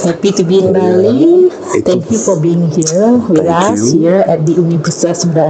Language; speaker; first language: English; non-native, learner; Indonesian